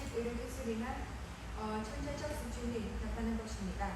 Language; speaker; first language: Korean; non-native, fluent; Khmer